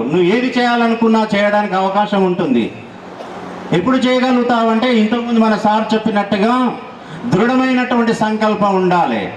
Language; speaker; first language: Telugu; native; Telugu